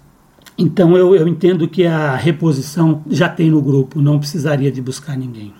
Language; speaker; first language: Portuguese; native; Portuguese